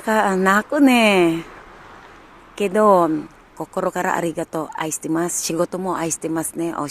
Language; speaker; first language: Japanese; non-native, learner; Filipino